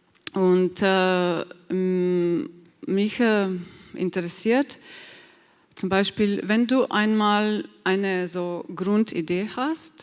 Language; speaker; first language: German; non-native, fluent; Slovenian